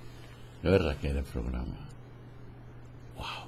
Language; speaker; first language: Spanish; native; Spanish